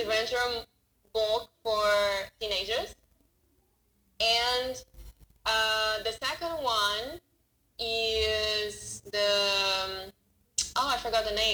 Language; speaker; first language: English; non-native, fluent; Portuguese